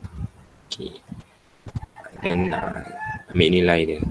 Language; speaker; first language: Malay; native; Malay